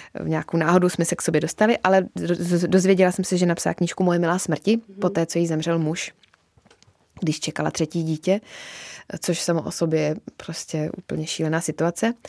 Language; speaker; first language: Czech; native; Czech